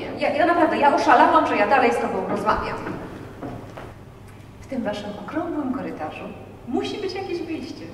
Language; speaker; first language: Polish; native; Polish